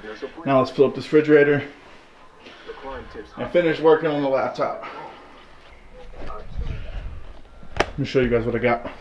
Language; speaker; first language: English; native; English